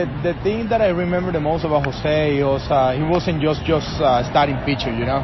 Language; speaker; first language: English; non-native, fluent; Spanish